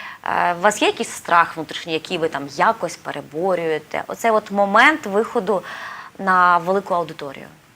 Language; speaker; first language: Ukrainian; native; Ukrainian